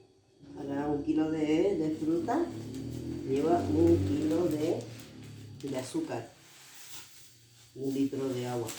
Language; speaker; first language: Spanish; native; Spanish